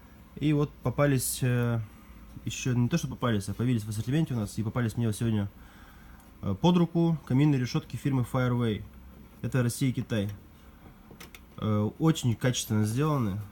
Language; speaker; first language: Russian; native; Russian